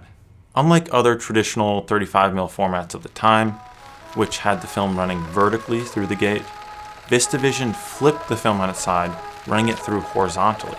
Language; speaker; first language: English; native; English